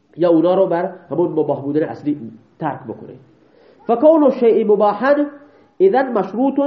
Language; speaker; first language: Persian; non-native, local second language; Baluchi